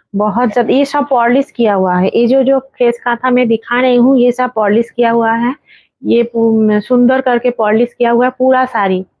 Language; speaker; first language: Hindi; non-native, local second language; Bangla